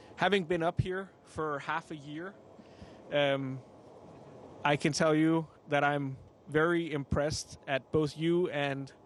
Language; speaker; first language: English; non-native, fluent; Danish